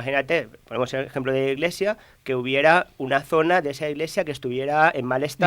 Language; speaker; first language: Spanish; native; Spanish